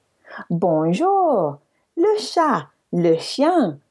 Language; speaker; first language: English; native; English